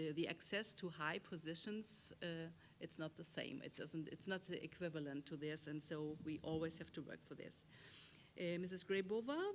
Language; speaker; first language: English; non-native, fluent; German